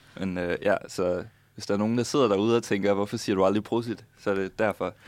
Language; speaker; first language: Danish; native; Danish